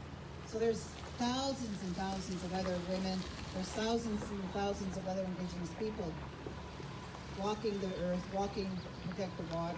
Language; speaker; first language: English; native; English